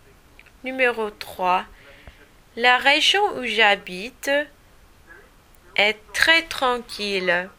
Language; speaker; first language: French; non-native, learner; English